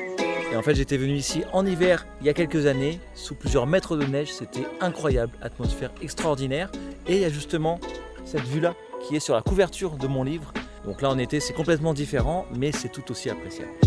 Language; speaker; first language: French; native; French